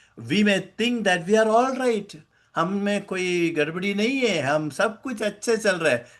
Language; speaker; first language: Hindi; non-native, local second language; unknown